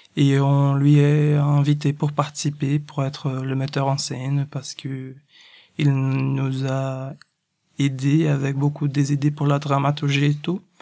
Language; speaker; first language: French; non-native, fluent; Portuguese